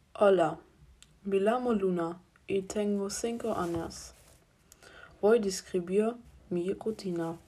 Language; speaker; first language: Spanish; non-native, learner; German